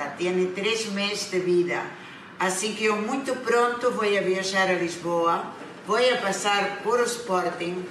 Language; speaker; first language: Portuguese; non-native, learner; Spanish